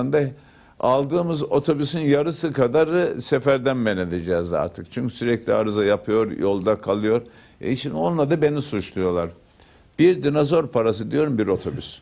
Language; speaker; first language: Turkish; native; Turkish